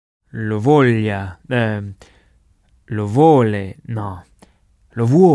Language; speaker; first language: Italian; non-native, learner; French